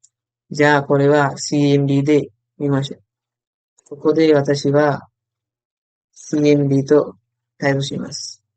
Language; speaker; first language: Japanese; non-native, fluent; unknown